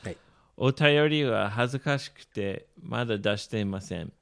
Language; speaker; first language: Japanese; non-native, fluent; English